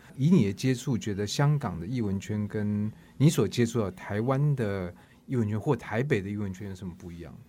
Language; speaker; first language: Chinese; native; Chinese